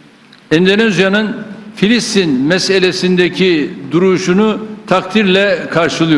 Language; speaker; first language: Turkish; native; Turkish